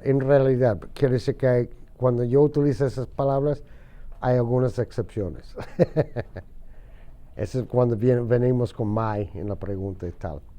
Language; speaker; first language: Spanish; non-native, fluent; English